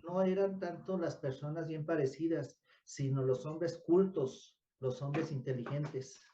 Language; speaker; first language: Spanish; native; Spanish